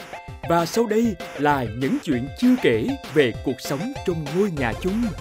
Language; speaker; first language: Vietnamese; native; Vietnamese